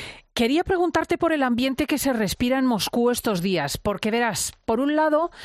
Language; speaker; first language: Spanish; native; Spanish